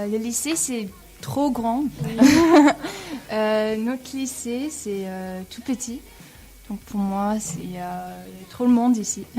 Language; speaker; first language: French; non-native, learner; English